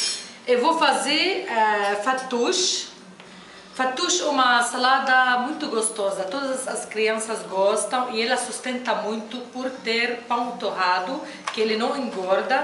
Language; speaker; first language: Portuguese; non-native, fluent; Arabic